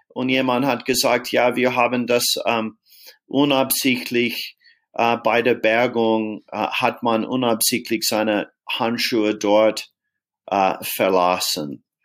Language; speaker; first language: German; non-native, fluent; English